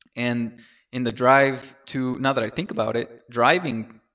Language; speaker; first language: English; early bilingual, other home language; Spanish